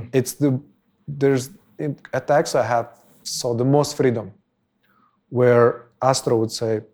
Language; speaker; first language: English; non-native, fluent; Russian